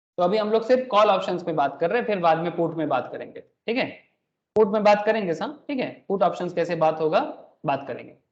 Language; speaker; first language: Hindi; non-native, local second language; Bangla